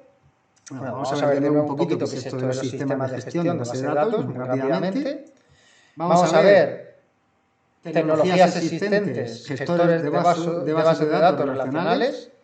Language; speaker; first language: Spanish; native; Spanish